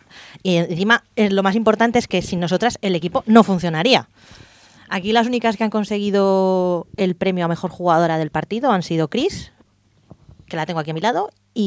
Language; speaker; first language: Spanish; native; Spanish